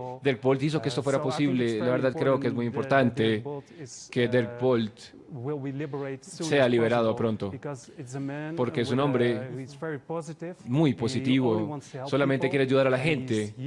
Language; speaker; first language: Spanish; non-native, fluent; Dutch